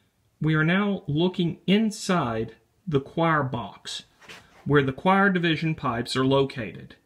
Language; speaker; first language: English; native; English